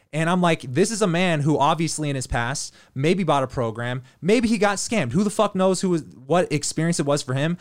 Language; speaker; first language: English; native; English